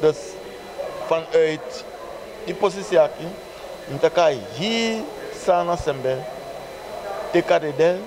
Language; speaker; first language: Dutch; non-native, local second language; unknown